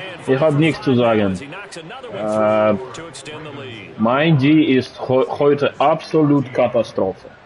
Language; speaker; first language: German; non-native, learner; Russian